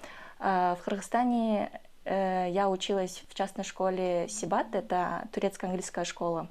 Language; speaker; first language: Russian; early bilingual, other home language; Kyrgyz